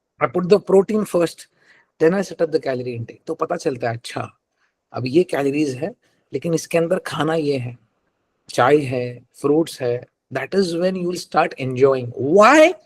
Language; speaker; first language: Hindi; non-native, local second language; Telugu